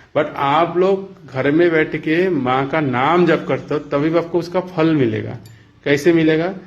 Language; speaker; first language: Hindi; non-native, local second language; Bangla